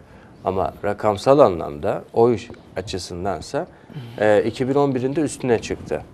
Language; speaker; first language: Turkish; native; Turkish